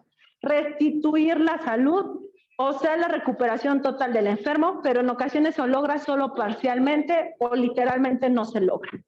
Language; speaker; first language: Spanish; native; Spanish